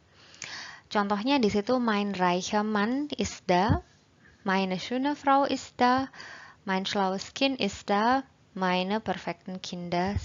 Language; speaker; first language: German; non-native, fluent; Indonesian